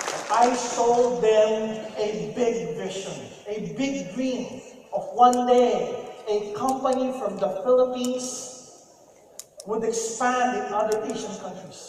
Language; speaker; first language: English; non-native, local second language; Filipino